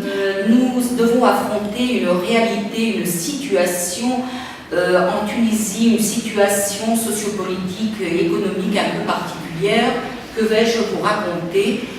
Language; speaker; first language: French; non-native, fluent; Spanish